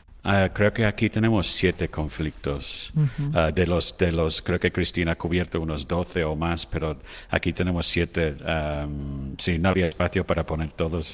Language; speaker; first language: Spanish; non-native, fluent; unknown